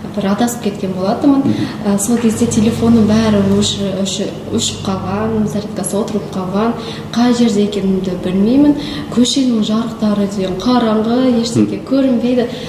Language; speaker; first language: Kazakh; non-native, local second language; Russian